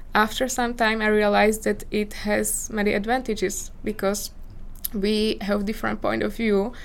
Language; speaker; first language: English; non-native, fluent; Slovak